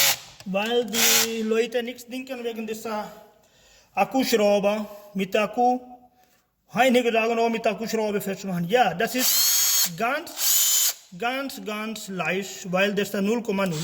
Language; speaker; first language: German; non-native, learner; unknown